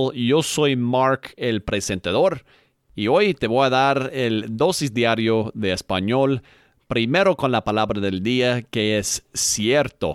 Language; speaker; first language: Spanish; non-native, fluent; English